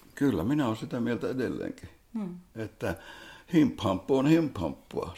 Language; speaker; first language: Finnish; non-native, local second language; Swedish